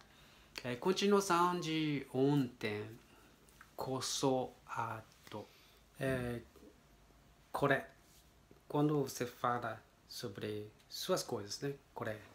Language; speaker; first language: Spanish; non-native, learner; Japanese